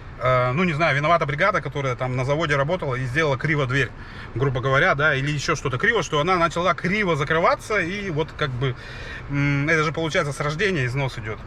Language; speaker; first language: Russian; native; Russian